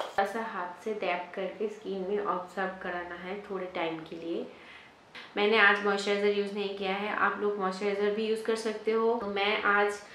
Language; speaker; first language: Hindi; non-native, local second language; Bangla